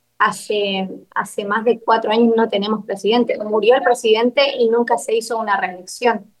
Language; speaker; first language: Spanish; native; Spanish